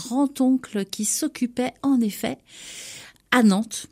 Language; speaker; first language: French; native; French